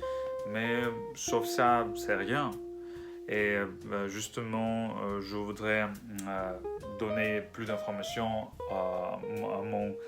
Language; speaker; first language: French; non-native, learner; Russian